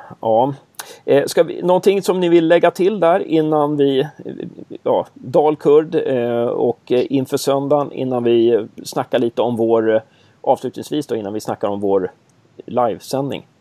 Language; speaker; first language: Swedish; native; Swedish